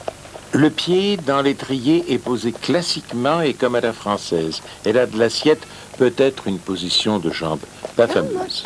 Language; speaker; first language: French; early bilingual, other home language; Russian